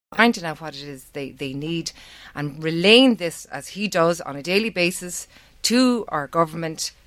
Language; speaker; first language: English; native; English